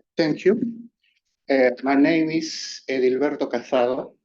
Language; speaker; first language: English; non-native, local second language; Spanish